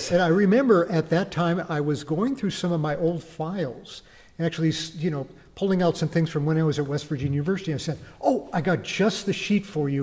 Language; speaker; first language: English; native; English